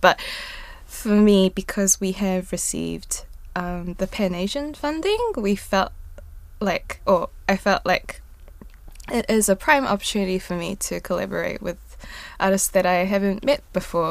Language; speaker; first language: English; non-native, local second language; Korean